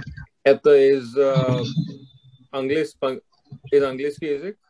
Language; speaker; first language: Russian; non-native, fluent; English